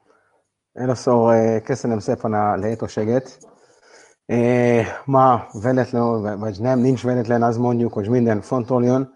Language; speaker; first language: Hungarian; non-native, learner; Hebrew